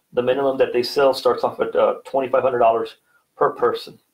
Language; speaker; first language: English; native; English